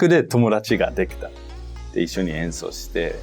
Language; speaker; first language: Japanese; non-native, fluent; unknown